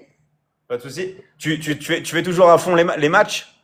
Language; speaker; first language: French; native; French